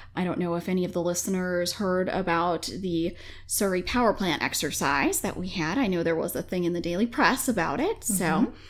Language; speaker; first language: English; native; English